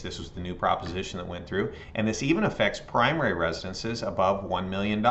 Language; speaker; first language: English; native; English